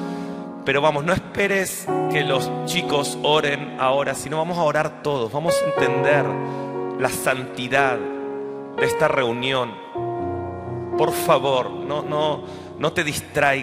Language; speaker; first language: Spanish; native; Spanish